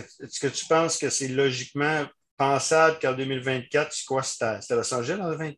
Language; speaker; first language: French; native; French